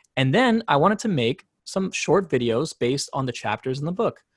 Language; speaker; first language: English; native; English